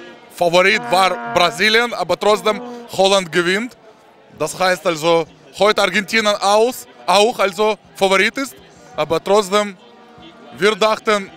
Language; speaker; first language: German; non-native, learner; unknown